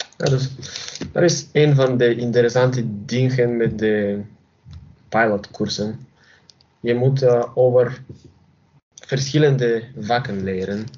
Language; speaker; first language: Dutch; non-native, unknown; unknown